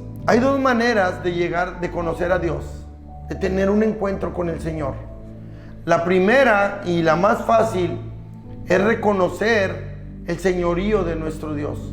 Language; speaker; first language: Spanish; native; Spanish